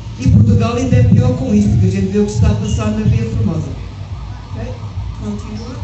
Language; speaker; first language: Portuguese; early bilingual, heritage; English